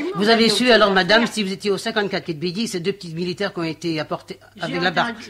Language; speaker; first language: French; native; French